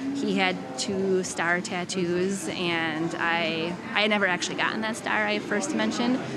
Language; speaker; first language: English; native; English